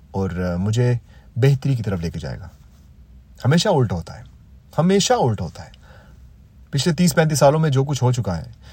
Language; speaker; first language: Urdu; native; Urdu